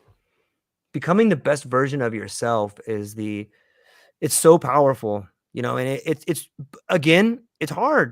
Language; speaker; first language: English; native; English